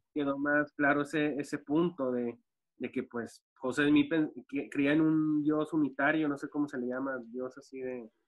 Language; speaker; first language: Spanish; native; Spanish